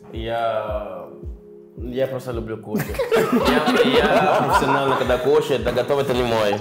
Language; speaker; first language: Russian; non-native, learner; Portuguese